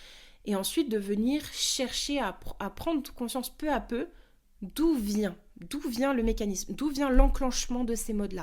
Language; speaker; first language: French; native; French